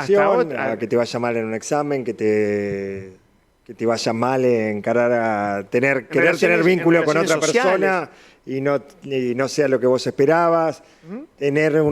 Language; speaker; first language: Spanish; native; Spanish